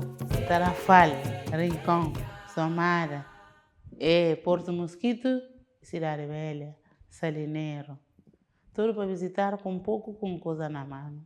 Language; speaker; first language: Portuguese; non-native, learner; Kabuverdianu